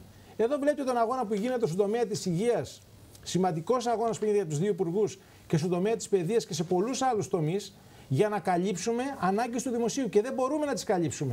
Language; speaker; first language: Greek; native; Greek